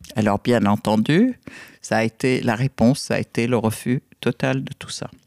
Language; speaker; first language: French; non-native, fluent; Arabic